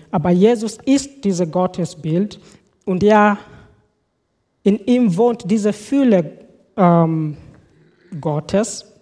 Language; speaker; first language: German; non-native, fluent; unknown